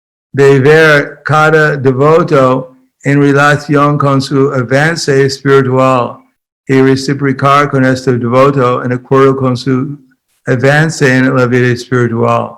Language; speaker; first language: Spanish; non-native, fluent; English